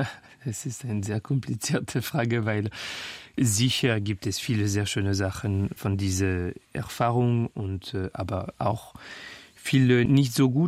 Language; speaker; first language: German; non-native, local second language; French